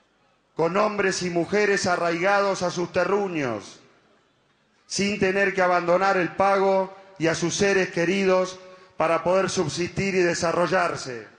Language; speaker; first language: Spanish; native; Spanish